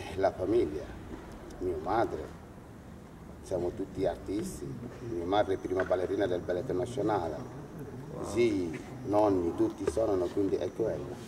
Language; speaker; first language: Italian; non-native, fluent; Wolof